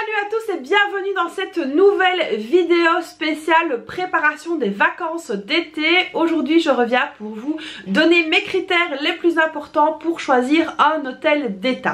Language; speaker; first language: French; native; French